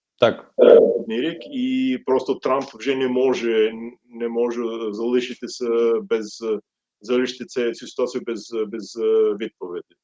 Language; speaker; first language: Ukrainian; non-native, fluent; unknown